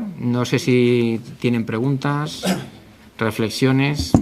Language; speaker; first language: Spanish; native; Spanish